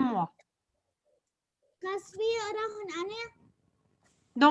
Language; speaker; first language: French; non-native, local second language; Arabic